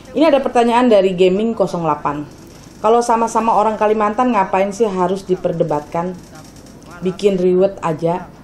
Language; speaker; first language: Indonesian; non-native, local second language; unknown